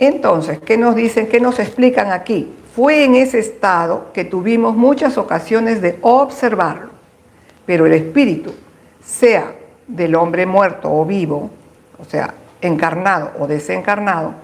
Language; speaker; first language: Spanish; native; Spanish